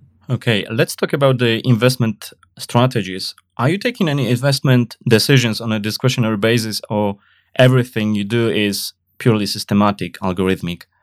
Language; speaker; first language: English; non-native, fluent; Polish